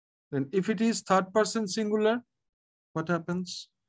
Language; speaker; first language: English; non-native, local second language; Bangla